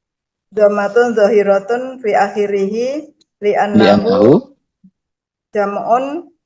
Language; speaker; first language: Arabic; non-native, learner; Indonesian